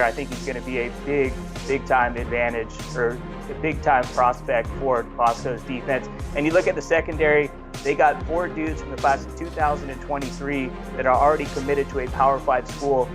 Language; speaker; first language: English; native; English